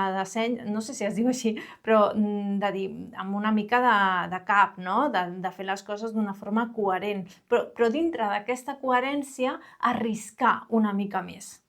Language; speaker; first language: Catalan; non-native, local second language; Spanish